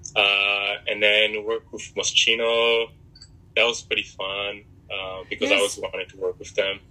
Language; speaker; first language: English; early bilingual, other home language; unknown